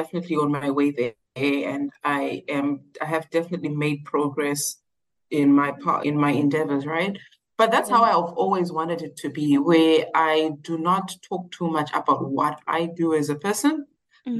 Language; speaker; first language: English; non-native, local second language; Shona